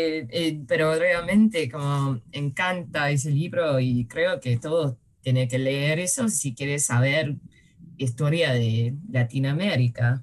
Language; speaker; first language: Spanish; early bilingual, heritage; English